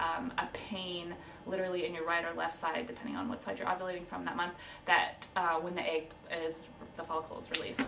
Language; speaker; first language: English; native; English